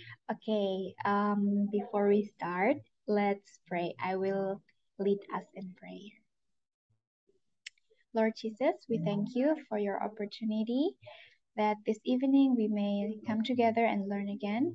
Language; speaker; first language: English; non-native, fluent; Indonesian